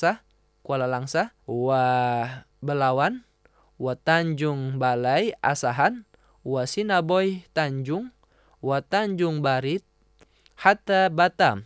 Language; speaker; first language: Arabic; non-native, fluent; Indonesian